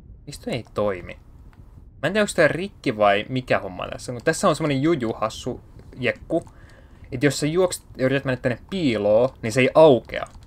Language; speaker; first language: Finnish; native; Finnish